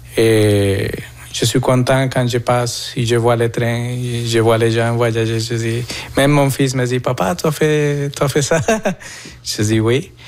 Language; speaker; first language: French; non-native, fluent; Spanish